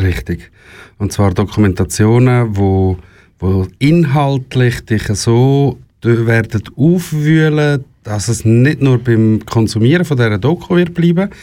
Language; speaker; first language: German; native; German